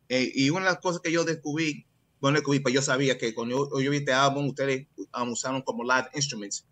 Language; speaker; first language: Spanish; early bilingual, heritage; English